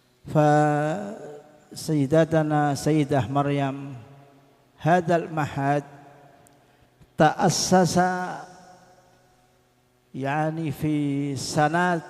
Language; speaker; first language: Arabic; non-native, fluent; Indonesian